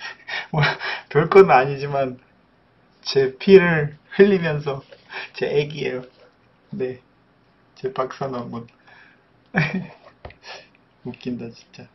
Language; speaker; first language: Korean; non-native, fluent; Polish